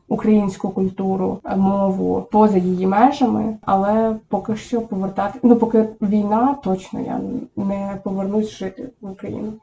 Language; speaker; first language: Ukrainian; native; Ukrainian